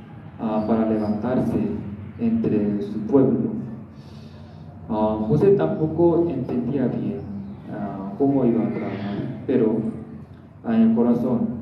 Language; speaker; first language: Spanish; non-native, learner; Korean